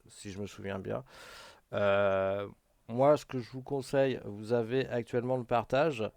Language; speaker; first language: French; native; French